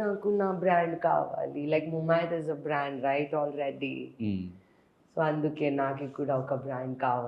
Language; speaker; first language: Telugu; non-native, local second language; Hindi